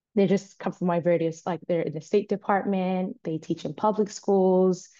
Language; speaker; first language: English; native; English